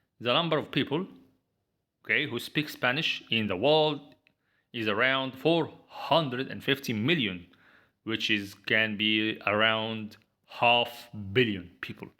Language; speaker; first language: English; non-native, fluent; Arabic